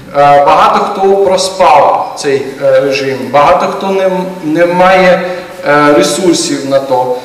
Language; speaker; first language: Ukrainian; native; Ukrainian